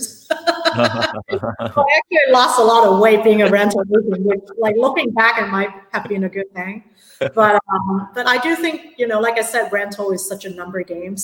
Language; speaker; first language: English; non-native, local second language; Cantonese